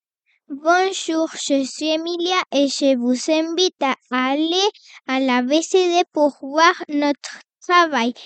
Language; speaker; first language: French; non-native, fluent; Spanish